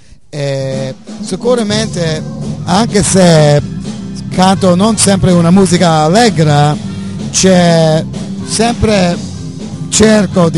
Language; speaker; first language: Italian; non-native, fluent; English